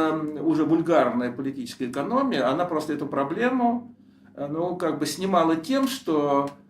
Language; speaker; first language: Russian; native; Russian